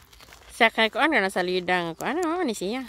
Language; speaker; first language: Swedish; non-native, learner; Cebuano